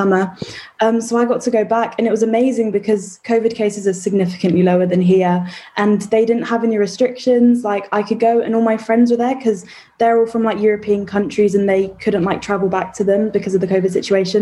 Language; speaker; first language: English; native; English